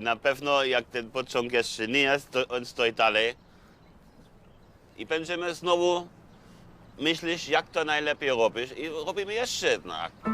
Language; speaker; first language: Polish; non-native, learner; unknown